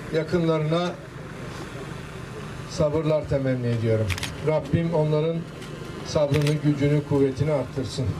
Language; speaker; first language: Turkish; native; Turkish